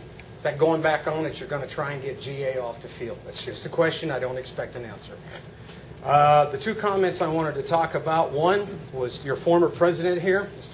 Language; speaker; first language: English; native; English